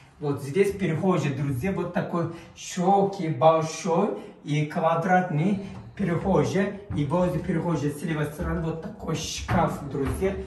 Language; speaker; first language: Russian; non-native, learner; Turkish